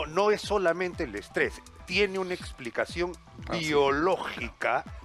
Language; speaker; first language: Spanish; native; Spanish